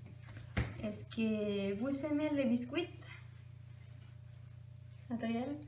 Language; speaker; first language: French; non-native, learner; Spanish